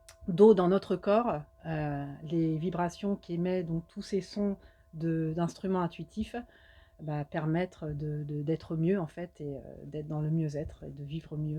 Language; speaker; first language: French; native; French